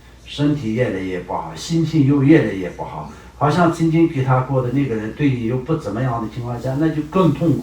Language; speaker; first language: Chinese; non-native, local second language; Tibetan